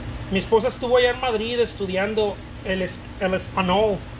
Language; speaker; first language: Spanish; native; Spanish